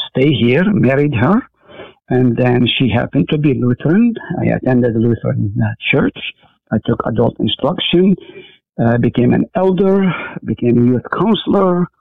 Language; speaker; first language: English; non-native, fluent; Hebrew